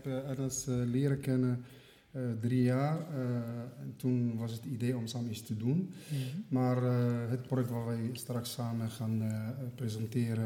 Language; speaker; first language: Dutch; non-native, fluent; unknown